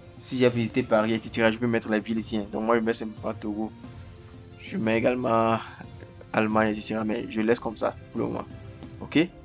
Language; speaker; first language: French; non-native, local second language; Ewe